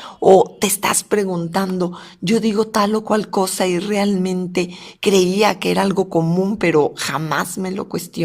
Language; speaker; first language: Spanish; native; Spanish